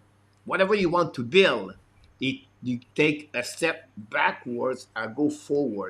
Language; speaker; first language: English; non-native, fluent; French